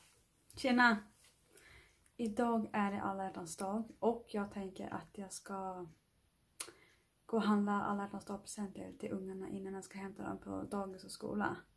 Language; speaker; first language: Swedish; native; Swedish